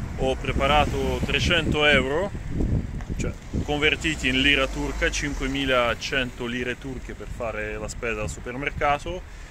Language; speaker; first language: Italian; non-native, fluent; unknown